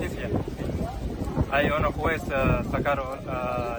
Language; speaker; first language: Spanish; non-native, learner; Arabic